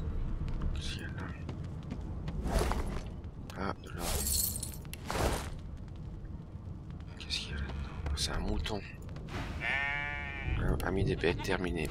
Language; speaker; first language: French; native; French